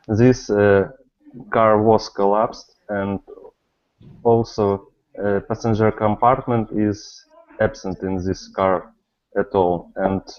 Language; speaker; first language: English; non-native, learner; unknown